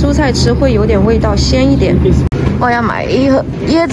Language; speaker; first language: Chinese; native; Chinese